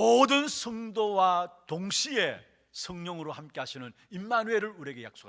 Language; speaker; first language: Korean; native; Korean